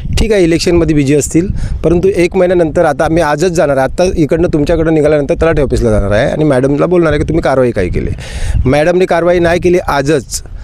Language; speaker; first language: Marathi; native; Marathi